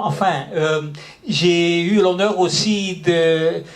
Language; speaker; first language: French; non-native, local second language; Dutch